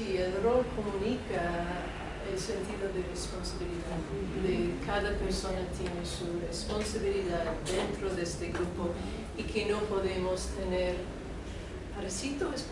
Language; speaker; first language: Spanish; non-native, fluent; English